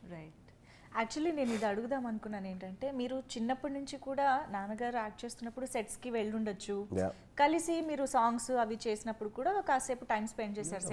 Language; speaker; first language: Telugu; native; Telugu